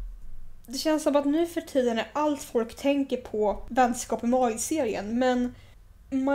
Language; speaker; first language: Swedish; native; Swedish